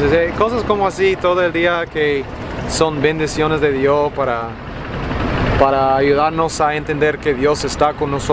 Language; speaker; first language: Spanish; non-native, fluent; English